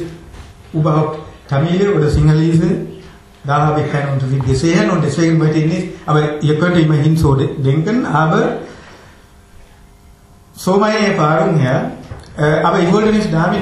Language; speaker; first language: German; non-native, learner; Tamil